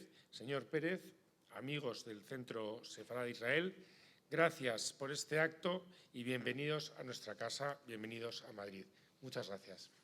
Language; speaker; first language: Spanish; native; Spanish